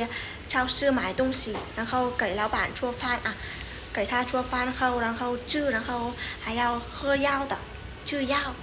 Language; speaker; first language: Chinese; non-native, fluent; Vietnamese